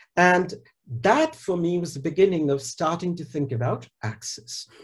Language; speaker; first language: English; non-native, local second language; Hindi